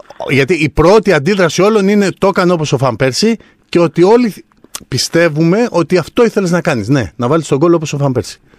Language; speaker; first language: Greek; native; Greek